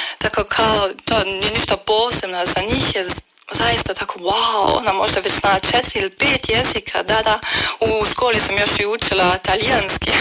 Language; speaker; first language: Bosnian; early bilingual, heritage; Croatian